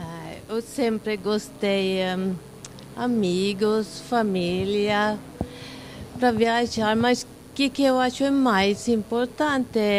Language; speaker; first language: Portuguese; non-native, learner; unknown